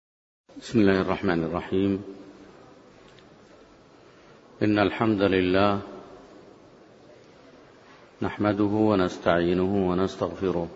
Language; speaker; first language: Arabic; native; Arabic